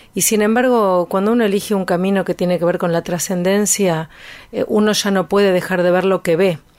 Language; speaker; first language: Spanish; native; Spanish